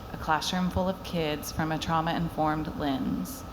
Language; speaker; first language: English; native; English